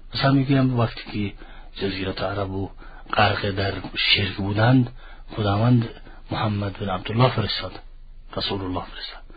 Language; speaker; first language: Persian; non-native, fluent; Arabic